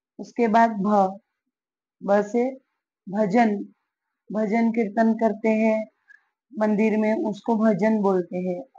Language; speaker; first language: Hindi; native; Hindi